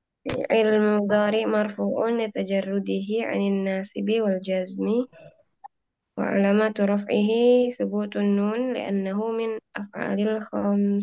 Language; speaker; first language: Arabic; non-native, learner; Indonesian